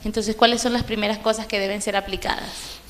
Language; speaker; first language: Spanish; native; Spanish